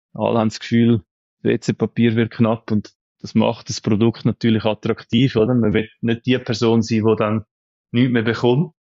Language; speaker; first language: German; native; German